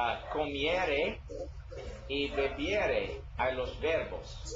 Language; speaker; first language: Spanish; non-native, learner; English